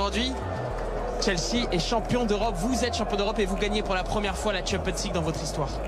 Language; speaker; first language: French; native; French